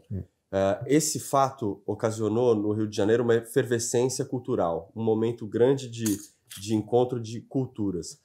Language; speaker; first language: Portuguese; native; Portuguese